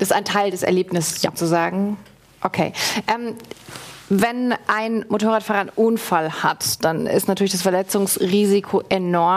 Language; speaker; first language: German; native; German